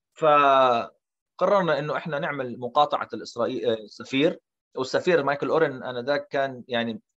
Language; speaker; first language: Arabic; early bilingual, heritage; Arabic